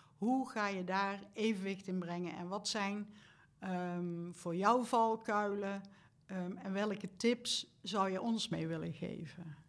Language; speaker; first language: Dutch; native; Dutch